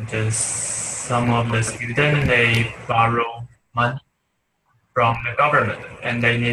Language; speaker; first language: English; non-native, learner; Chinese